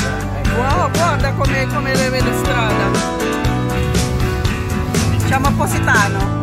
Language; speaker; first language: Italian; non-native, learner; Filipino